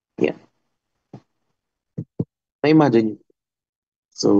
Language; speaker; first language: Filipino; native; Filipino